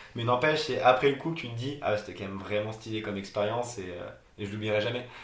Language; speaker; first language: French; native; French